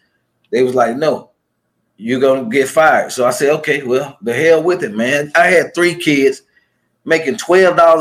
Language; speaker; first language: English; native; English